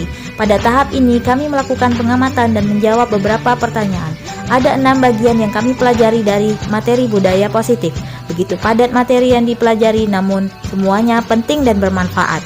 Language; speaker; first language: Indonesian; native; Indonesian